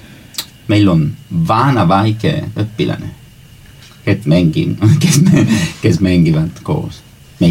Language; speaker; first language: Estonian; non-native, learner; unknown